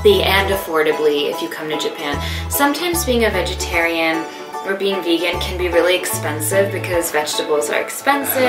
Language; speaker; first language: English; early bilingual, other home language; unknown